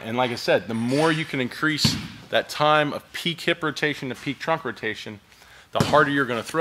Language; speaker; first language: English; native; English